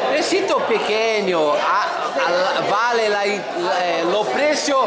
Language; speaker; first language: Portuguese; non-native, learner; Spanish